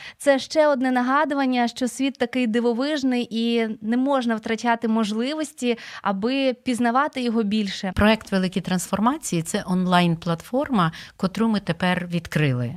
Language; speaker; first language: Ukrainian; native; Ukrainian